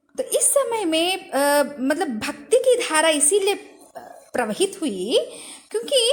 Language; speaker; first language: Hindi; non-native, local second language; Telugu